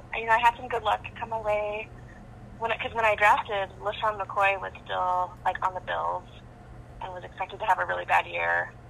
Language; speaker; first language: English; native; English